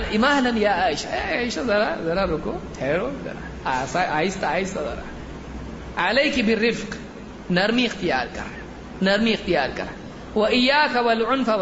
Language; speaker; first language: Urdu; native; Urdu